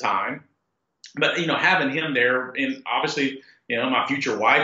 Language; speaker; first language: English; native; English